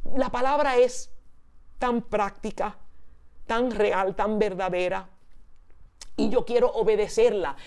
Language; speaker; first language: Spanish; early bilingual, heritage; Spanish